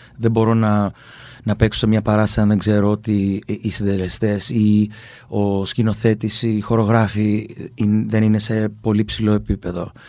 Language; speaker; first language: Greek; early bilingual, other home language; English